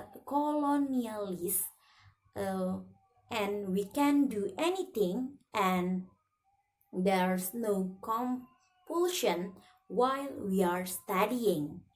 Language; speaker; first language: English; non-native, learner; Indonesian